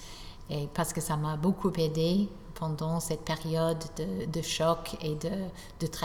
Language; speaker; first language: French; non-native, fluent; English